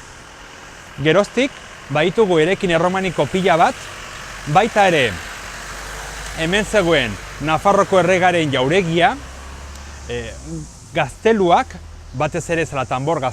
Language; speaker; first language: Basque; native; Basque